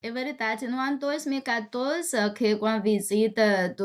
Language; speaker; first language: Portuguese; non-native, fluent; Chinese